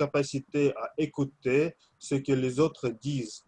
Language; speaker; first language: French; non-native, fluent; Russian